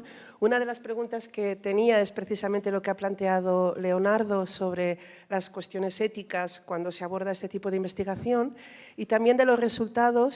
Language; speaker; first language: Spanish; native; Spanish